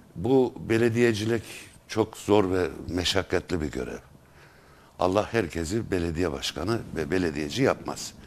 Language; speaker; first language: Turkish; native; Turkish